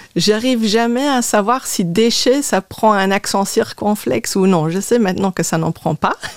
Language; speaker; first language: French; non-native, local second language; Luxembourgish